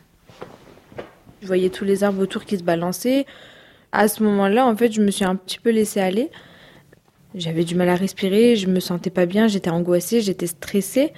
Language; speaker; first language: French; native; French